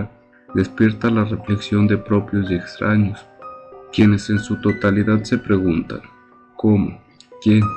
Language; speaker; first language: Spanish; native; Spanish